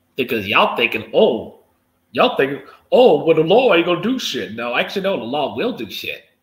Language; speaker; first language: English; native; English